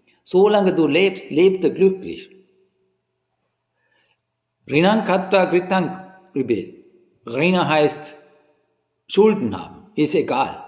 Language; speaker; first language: German; non-native, fluent; Sinhala